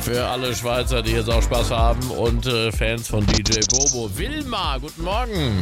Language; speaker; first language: German; native; German